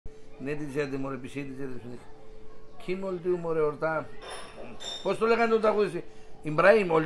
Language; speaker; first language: Turkish; early bilingual, heritage; Greek